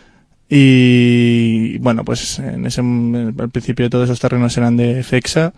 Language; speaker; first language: Spanish; native; Spanish